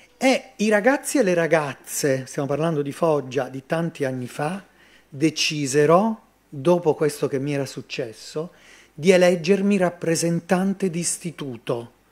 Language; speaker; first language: Italian; native; Italian